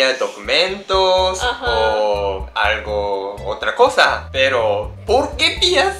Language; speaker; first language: Spanish; non-native, learner; Japanese